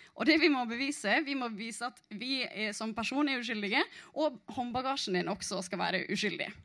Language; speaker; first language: Norwegian; native; Norwegian